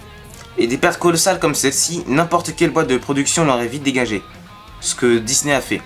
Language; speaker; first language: French; native; French